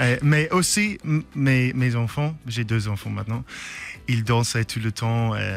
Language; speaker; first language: French; non-native, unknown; English